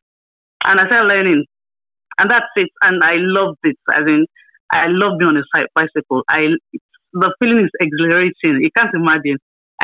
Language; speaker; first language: English; non-native, local second language; Yoruba